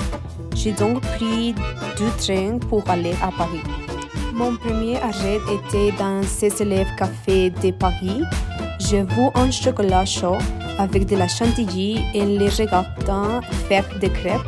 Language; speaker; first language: French; non-native, learner; Spanish